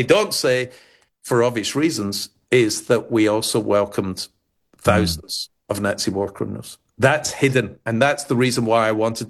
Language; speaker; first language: English; native; English